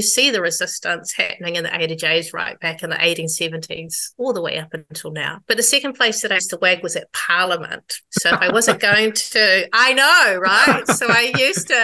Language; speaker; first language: English; native; English